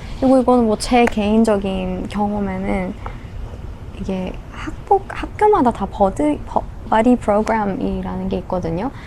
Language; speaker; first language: Korean; non-native, fluent; Persian